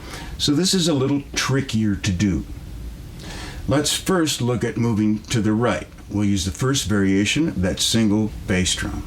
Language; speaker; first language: English; native; English